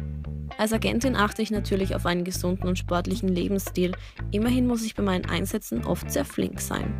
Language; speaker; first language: German; native; German